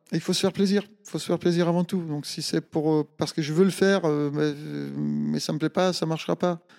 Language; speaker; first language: French; non-native, fluent; Italian